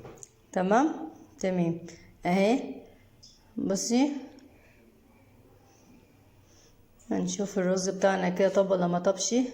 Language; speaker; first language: Arabic; native; Arabic